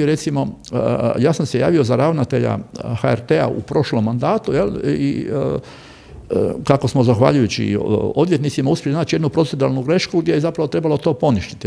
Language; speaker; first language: Croatian; native; Croatian